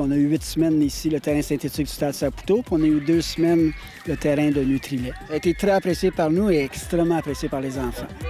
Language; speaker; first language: French; native; French